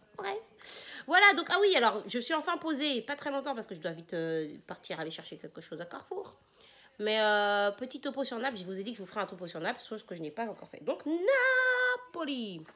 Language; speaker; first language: French; native; French